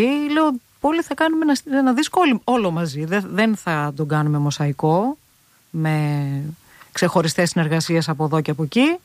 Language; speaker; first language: Greek; native; Greek